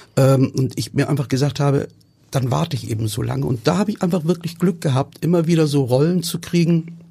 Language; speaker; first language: German; early bilingual, other home language; Turkish